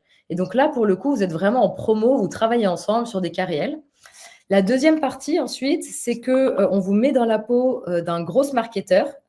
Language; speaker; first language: French; native; French